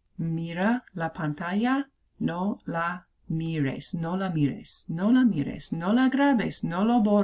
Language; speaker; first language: Spanish; non-native, fluent; English